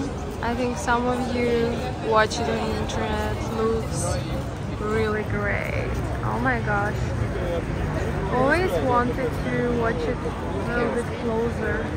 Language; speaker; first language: English; non-native, learner; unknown